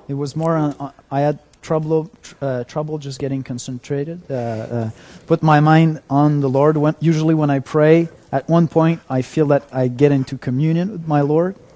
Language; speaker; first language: English; non-native, fluent; French